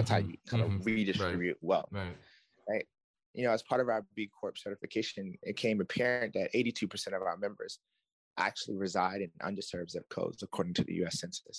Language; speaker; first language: English; native; English